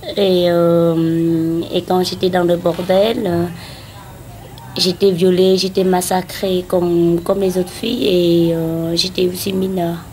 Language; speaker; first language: French; non-native, learner; Khmer